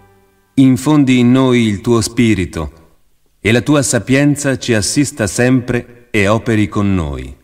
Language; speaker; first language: Italian; native; Italian